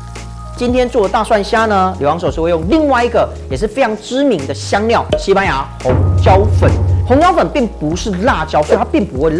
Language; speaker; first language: Chinese; native; Chinese